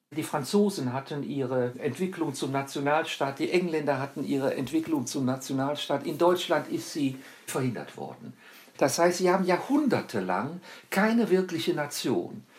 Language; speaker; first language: German; native; German